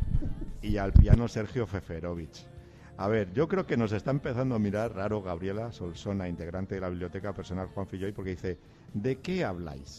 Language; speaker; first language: Spanish; native; Spanish